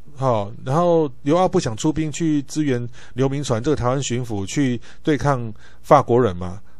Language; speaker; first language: Chinese; native; Chinese